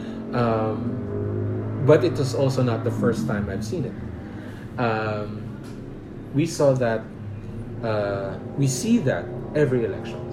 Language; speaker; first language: English; non-native, local second language; Filipino